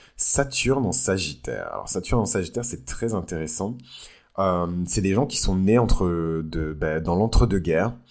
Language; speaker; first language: French; early bilingual, other home language; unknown